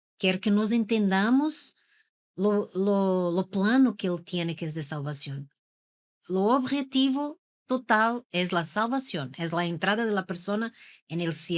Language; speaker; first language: Spanish; non-native, learner; Portuguese